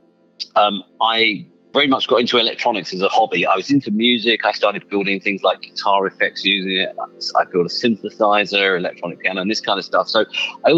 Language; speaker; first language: English; native; English